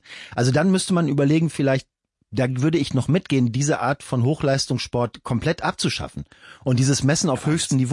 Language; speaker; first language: German; native; German